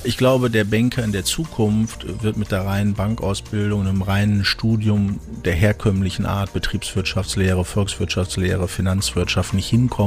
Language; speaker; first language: German; native; German